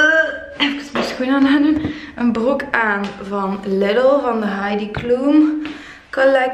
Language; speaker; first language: Dutch; native; Dutch